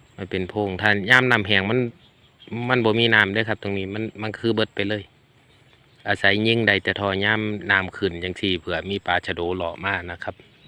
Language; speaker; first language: Thai; native; Thai